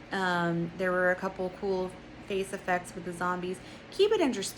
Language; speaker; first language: English; native; English